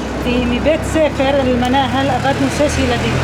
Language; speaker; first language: Hebrew; non-native, local second language; Arabic